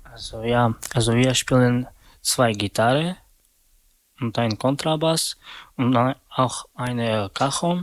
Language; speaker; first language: German; non-native, learner; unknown